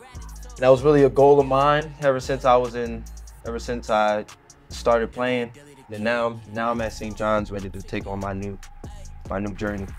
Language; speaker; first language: English; native; English